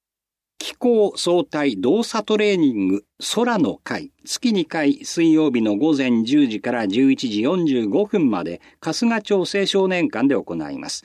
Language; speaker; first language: Japanese; native; Japanese